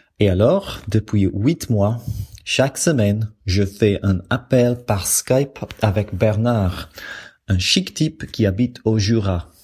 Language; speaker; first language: French; non-native, fluent; English